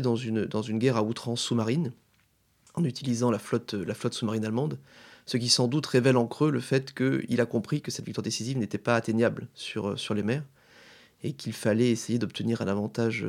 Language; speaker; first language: French; native; French